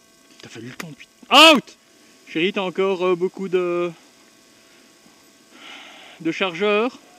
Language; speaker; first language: French; native; French